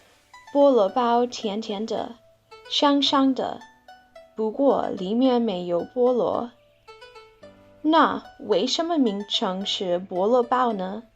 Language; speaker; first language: Chinese; non-native, learner; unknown